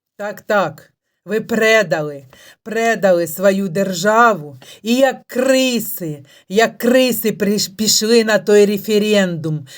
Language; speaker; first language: Ukrainian; non-native, local second language; Russian